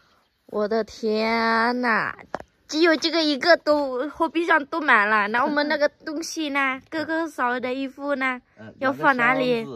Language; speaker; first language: Chinese; non-native, fluent; Lao